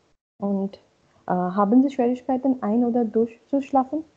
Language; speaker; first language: German; non-native, learner; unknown